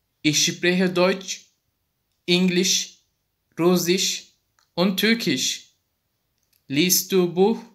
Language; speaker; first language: German; non-native, fluent; Turkish